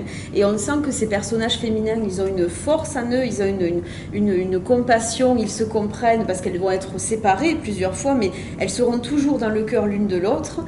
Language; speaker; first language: French; native; French